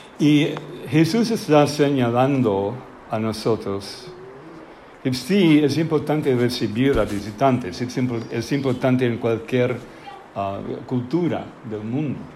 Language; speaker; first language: Spanish; non-native, fluent; English